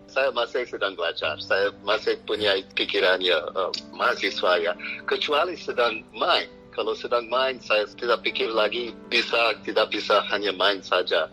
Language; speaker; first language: Indonesian; non-native, fluent; English